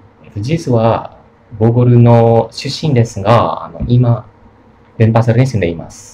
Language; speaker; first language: Japanese; non-native, learner; Indonesian